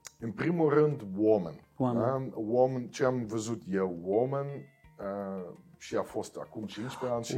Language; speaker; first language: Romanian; non-native, learner; Dutch